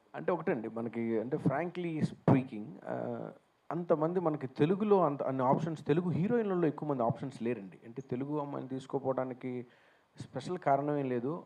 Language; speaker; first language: Telugu; native; Telugu